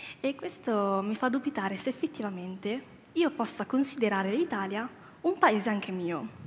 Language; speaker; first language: Italian; early bilingual, other home language; Chinese